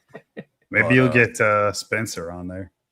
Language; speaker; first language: English; native; English